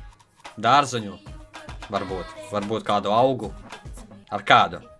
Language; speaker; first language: Latvian; native; Latvian